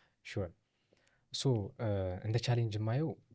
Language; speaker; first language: Amharic; native; Amharic